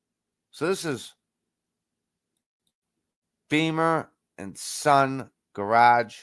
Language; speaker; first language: English; native; English